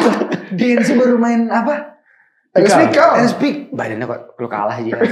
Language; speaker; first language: Indonesian; native; Indonesian